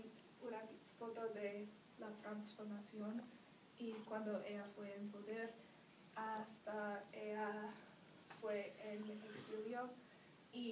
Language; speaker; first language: Spanish; non-native, learner; English